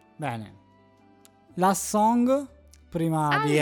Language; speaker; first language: Italian; native; Italian